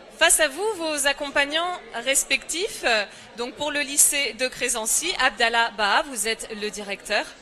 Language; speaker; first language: French; native; French